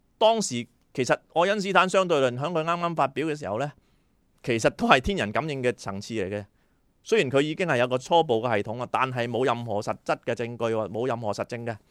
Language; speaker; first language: Cantonese; native; Cantonese